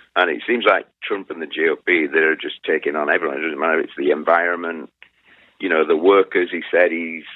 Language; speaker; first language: English; native; English